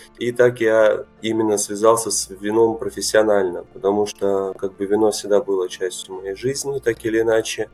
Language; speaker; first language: Russian; early bilingual, other home language; Romanian